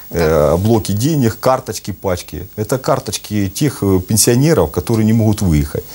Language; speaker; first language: Russian; native; Russian